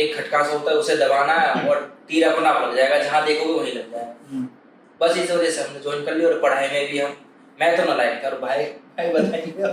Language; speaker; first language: Hindi; native; Hindi